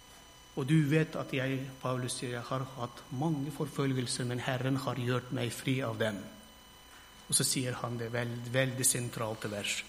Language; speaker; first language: Norwegian; non-native, fluent; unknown